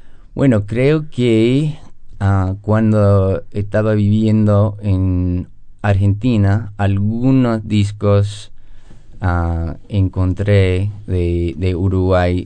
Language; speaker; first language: Spanish; non-native, learner; English